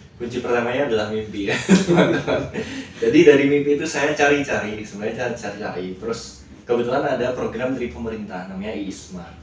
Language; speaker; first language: Indonesian; native; Indonesian